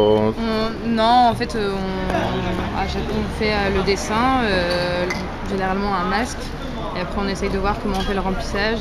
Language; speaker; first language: French; native; French